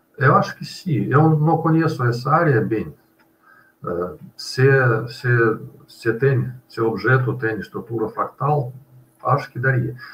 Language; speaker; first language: Portuguese; non-native, fluent; Russian